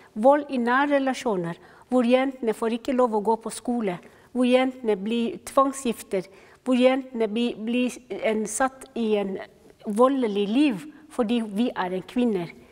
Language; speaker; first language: Norwegian; non-native, fluent; Somali